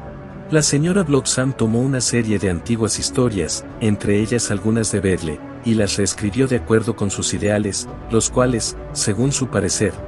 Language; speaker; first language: Spanish; native; Spanish